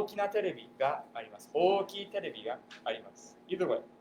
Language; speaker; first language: Japanese; non-native, fluent; English